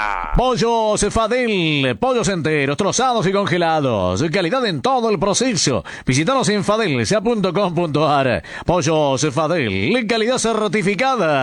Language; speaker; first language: Spanish; native; Spanish